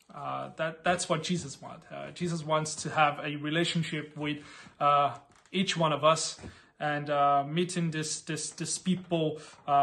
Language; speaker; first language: English; non-native, fluent; Portuguese